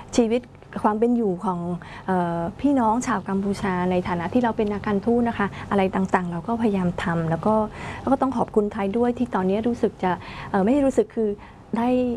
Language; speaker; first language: Thai; non-native, fluent; Khmer